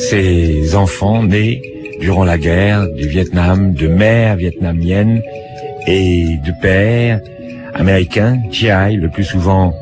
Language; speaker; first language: French; native; French